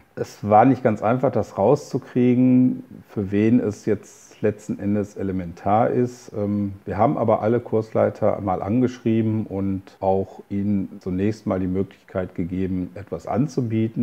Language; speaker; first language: German; native; German